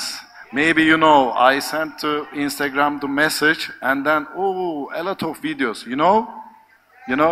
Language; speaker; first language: English; non-native, learner; Turkish